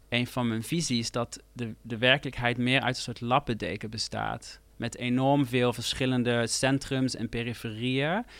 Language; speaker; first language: Dutch; native; Dutch